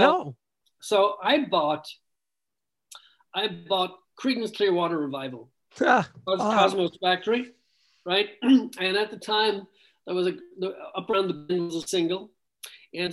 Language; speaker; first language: English; native; English